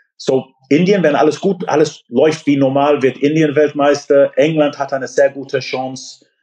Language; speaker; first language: German; non-native, fluent; English